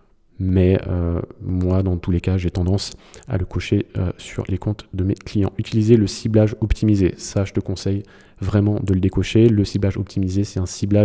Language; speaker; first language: French; native; French